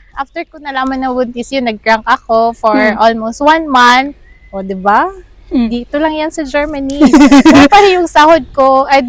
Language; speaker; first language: Filipino; non-native, local second language; Cebuano